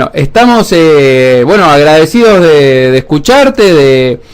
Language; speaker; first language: Spanish; native; Spanish